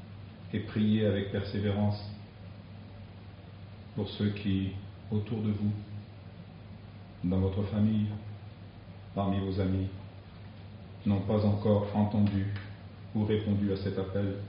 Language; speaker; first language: French; native; French